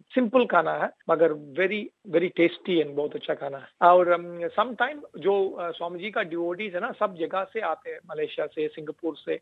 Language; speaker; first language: Hindi; non-native, local second language; Tamil